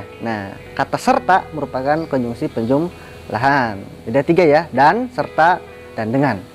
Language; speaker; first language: Indonesian; native; Indonesian